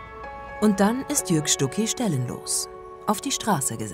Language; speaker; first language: German; native; German